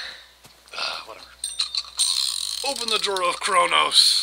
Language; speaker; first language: English; native; English